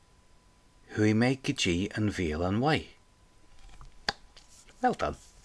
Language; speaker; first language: Irish; non-native, local second language; English